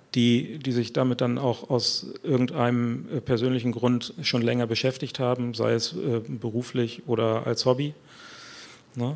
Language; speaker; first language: German; native; German